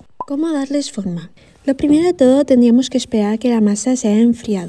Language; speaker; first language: Spanish; native; Spanish